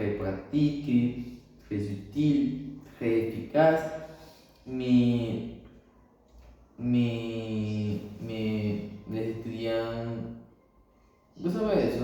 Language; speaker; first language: French; non-native, learner; Spanish